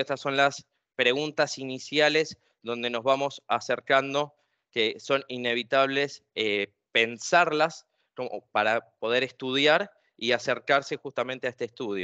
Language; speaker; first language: Spanish; native; Spanish